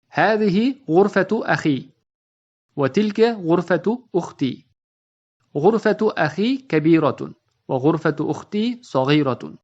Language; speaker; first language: Arabic; non-native, fluent; English